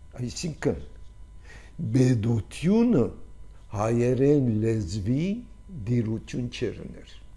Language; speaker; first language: Armenian; early bilingual, heritage; Armenian